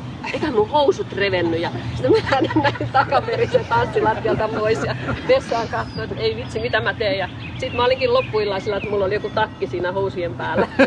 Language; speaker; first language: Finnish; native; Finnish